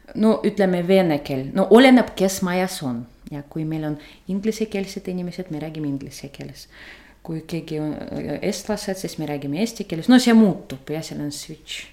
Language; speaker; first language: Estonian; non-native, fluent; Russian